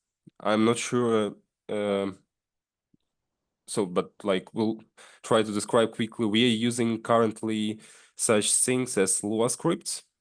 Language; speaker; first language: English; non-native, fluent; Ukrainian